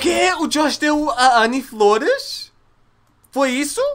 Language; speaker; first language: Portuguese; early bilingual, heritage; Portuguese